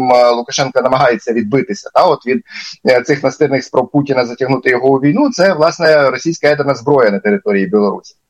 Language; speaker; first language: Ukrainian; native; Ukrainian